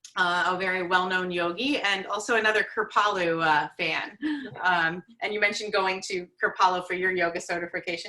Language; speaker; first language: English; native; English